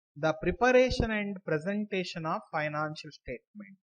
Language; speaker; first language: English; non-native, local second language; Kannada